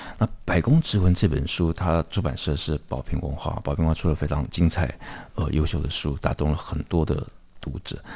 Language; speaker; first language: Chinese; native; Chinese